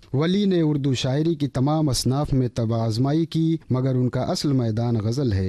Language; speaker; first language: Urdu; native; Urdu